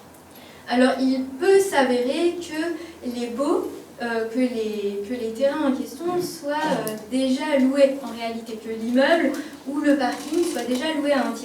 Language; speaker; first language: French; native; French